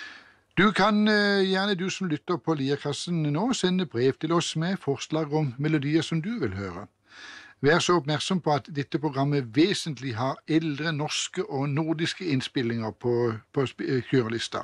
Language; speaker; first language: Norwegian; native; Norwegian